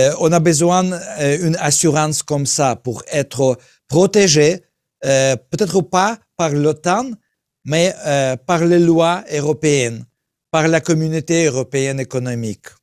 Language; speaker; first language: French; non-native, learner; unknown